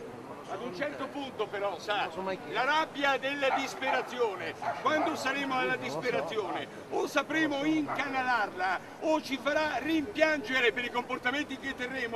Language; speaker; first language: Italian; native; Italian